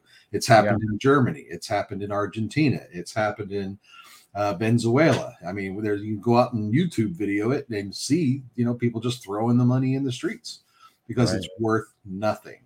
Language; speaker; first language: English; native; English